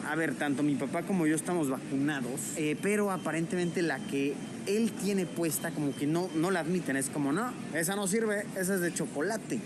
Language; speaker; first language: Spanish; native; Spanish